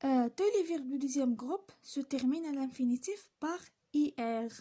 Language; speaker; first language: French; non-native, local second language; Arabic